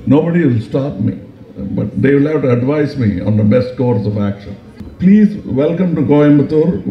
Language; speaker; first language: English; non-native, local second language; Tamil